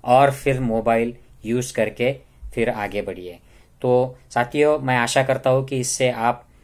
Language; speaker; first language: Hindi; non-native, local second language; Marathi